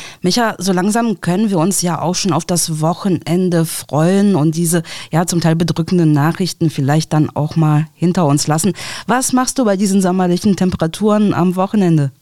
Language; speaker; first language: German; early bilingual, other home language; Russian